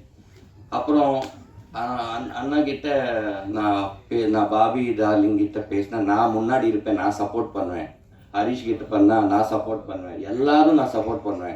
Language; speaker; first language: Tamil; non-native, learner; Telugu